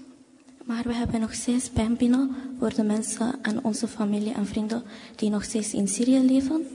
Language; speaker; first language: Dutch; non-native, fluent; Arabic